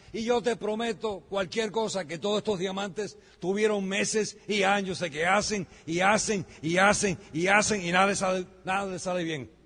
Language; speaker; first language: Spanish; early bilingual, heritage; Spanish